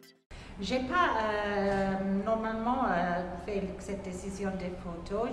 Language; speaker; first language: French; non-native, fluent; English